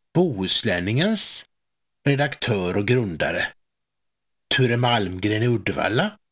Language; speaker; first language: Swedish; native; Swedish